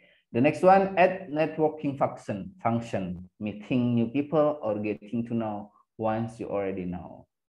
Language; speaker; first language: English; non-native, fluent; Indonesian